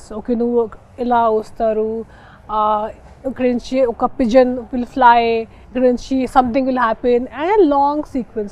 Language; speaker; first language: Telugu; non-native, fluent; Hindi